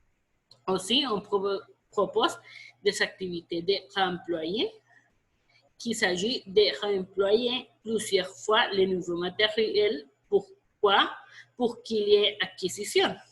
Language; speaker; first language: French; non-native, fluent; Spanish